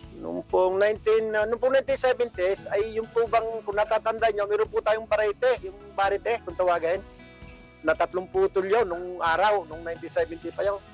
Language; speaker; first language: Filipino; native; Filipino